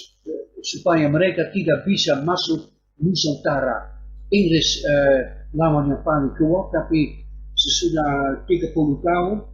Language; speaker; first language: Indonesian; non-native, fluent; Dutch